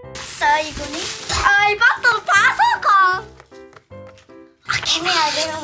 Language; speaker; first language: Japanese; native; Japanese